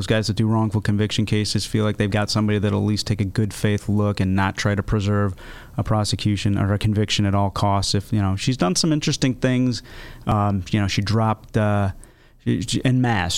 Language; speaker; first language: English; native; English